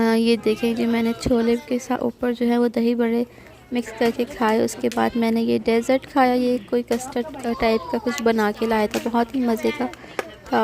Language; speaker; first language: Urdu; native; Urdu